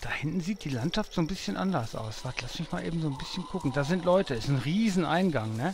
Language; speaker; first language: German; native; German